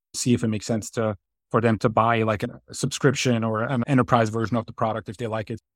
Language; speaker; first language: English; non-native, fluent; German